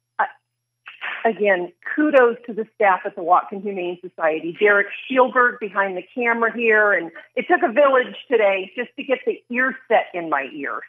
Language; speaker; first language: English; native; English